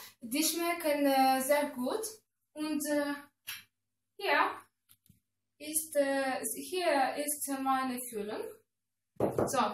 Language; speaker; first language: German; non-native, learner; Russian